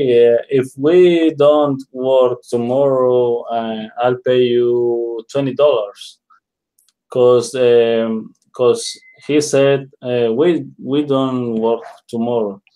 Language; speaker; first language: English; non-native, learner; Spanish